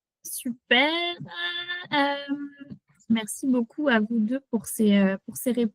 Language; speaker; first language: French; native; French